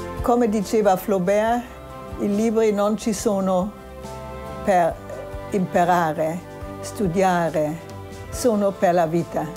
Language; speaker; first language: Italian; non-native, fluent; German